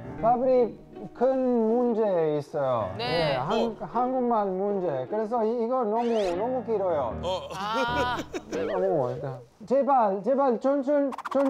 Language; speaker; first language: Korean; non-native, learner; Italian